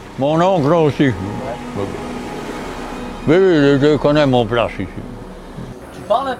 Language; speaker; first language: French; non-native, learner; German